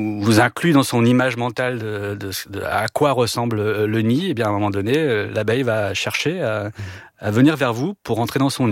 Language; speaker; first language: French; native; French